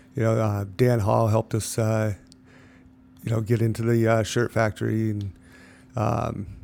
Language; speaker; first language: English; native; English